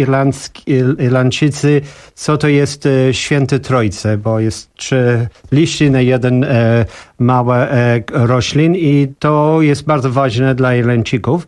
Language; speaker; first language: Polish; non-native, learner; English